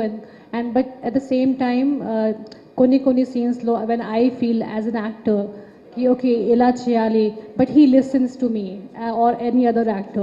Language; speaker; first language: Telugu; non-native, local second language; Hindi